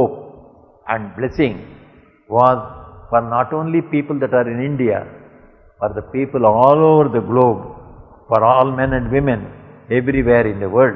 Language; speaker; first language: English; non-native, local second language; Tamil